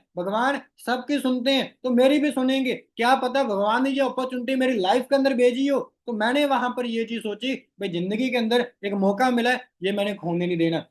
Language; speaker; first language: Hindi; non-native, local second language; Rajasthani